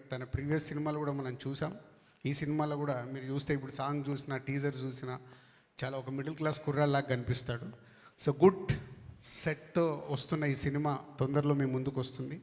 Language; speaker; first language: Telugu; native; Telugu